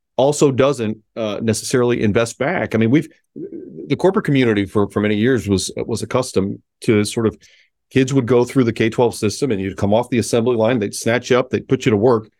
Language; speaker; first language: English; early bilingual, other home language; Spanish